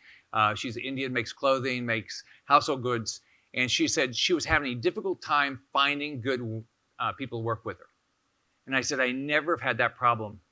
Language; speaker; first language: English; native; English